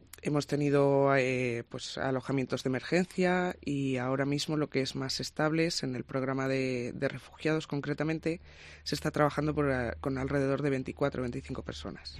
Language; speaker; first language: Spanish; native; Spanish